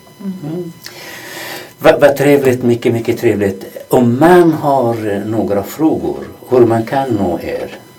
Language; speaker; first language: Swedish; non-native, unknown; Arabic